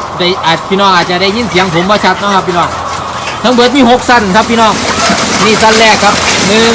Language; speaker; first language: Thai; native; Thai